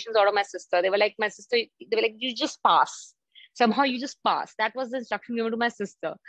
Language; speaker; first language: English; non-native, local second language; Hindi